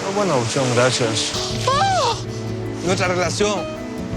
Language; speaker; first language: Spanish; native; Spanish